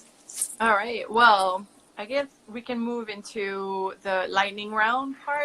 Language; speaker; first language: English; native; English